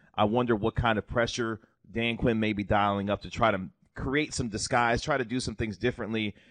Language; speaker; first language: English; native; English